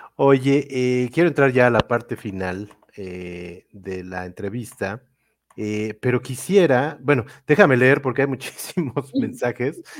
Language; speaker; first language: Spanish; native; Spanish